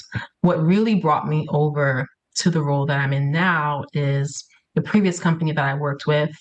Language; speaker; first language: English; early bilingual, other home language; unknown